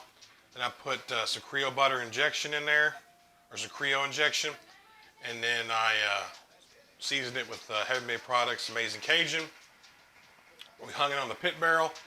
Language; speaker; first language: English; native; English